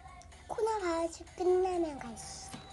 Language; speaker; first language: Korean; early bilingual, heritage; Korean